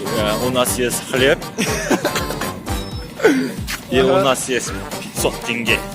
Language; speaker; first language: Russian; non-native, local second language; Kazakh